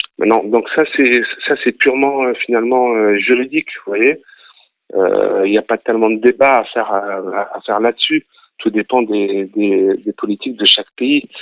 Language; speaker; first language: French; early bilingual, other home language; Arabic